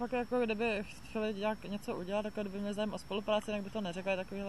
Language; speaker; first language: Czech; native; Czech